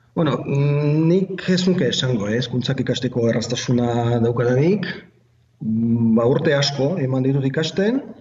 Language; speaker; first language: Basque; non-native, fluent; Czech